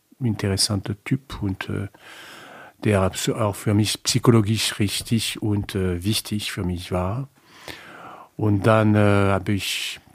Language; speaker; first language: German; non-native, fluent; French